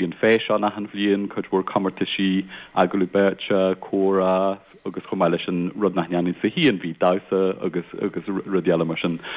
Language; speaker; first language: Irish; non-native, local second language; English